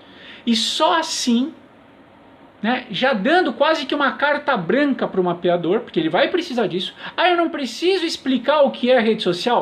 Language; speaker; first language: Portuguese; native; Portuguese